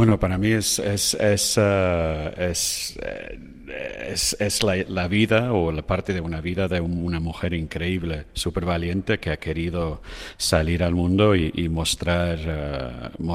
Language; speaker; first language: Spanish; non-native, fluent; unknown